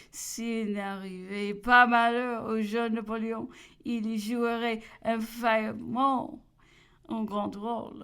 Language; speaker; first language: French; non-native, learner; English